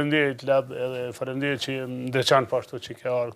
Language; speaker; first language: Albanian; native; Albanian